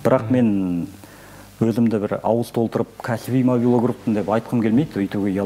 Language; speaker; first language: Kazakh; native; Kazakh